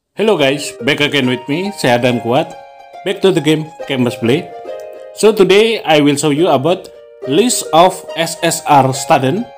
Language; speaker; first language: English; non-native, learner; Indonesian